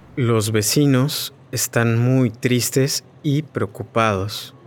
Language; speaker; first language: Spanish; native; Spanish